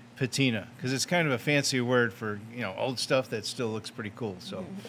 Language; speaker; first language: English; native; English